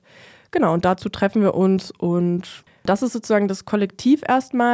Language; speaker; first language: German; native; German